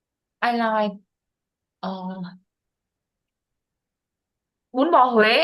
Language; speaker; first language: English; non-native, learner; Vietnamese